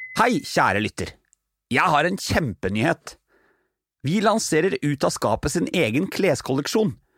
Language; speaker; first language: Norwegian; native; Norwegian